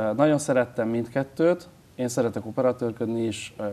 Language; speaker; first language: Hungarian; native; Hungarian